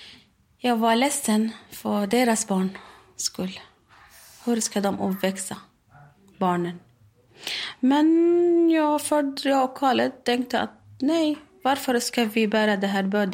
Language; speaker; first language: Swedish; non-native, learner; Arabic